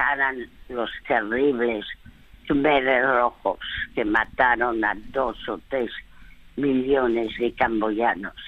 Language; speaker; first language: Spanish; early bilingual, other home language; French